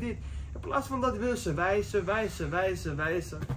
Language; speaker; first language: Dutch; early bilingual, other home language; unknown